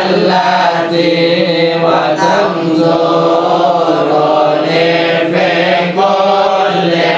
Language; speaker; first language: Arabic; non-native, fluent; Indonesian